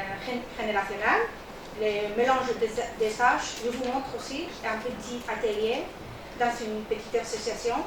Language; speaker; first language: French; non-native, learner; Spanish